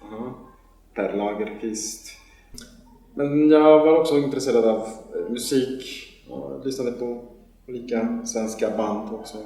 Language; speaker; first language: Swedish; non-native, fluent; Spanish